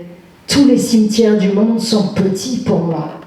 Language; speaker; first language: French; native; French